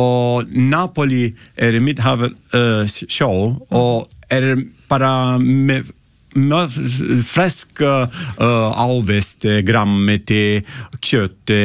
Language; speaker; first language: Icelandic; non-native, learner; Italian